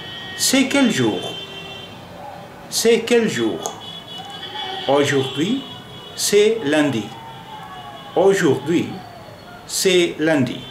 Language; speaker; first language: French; non-native, fluent; Urdu